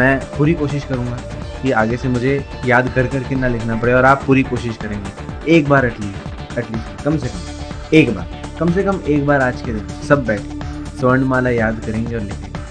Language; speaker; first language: Hindi; native; Hindi